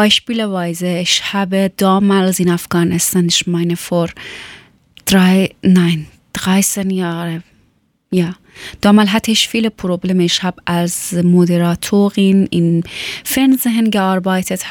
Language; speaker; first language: German; non-native, learner; Persian